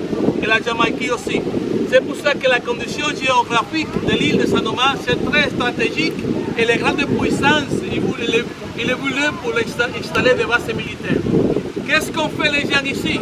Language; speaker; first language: French; non-native, fluent; Spanish